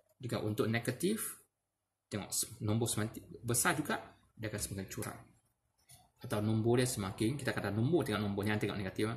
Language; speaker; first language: Malay; non-native, local second language; Chinese